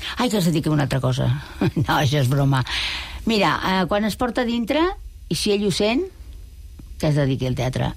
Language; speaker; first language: Catalan; non-native, local second language; Spanish